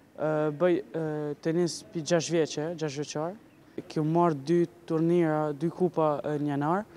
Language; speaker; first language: Albanian; early bilingual, heritage; Albanian